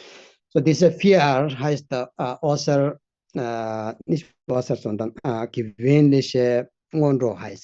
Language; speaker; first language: German; non-native, fluent; Tibetan